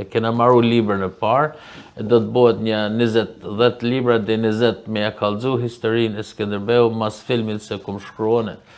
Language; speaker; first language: Albanian; early bilingual, heritage; Albanian